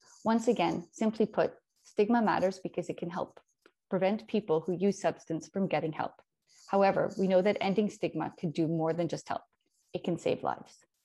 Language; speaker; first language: English; native; English